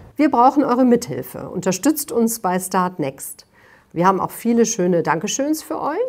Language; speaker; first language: German; native; German